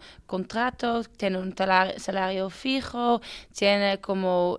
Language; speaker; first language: Spanish; non-native, fluent; Dutch